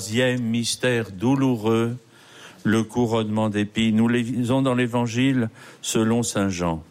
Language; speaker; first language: French; native; French